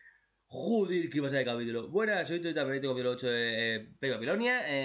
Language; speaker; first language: Spanish; native; Spanish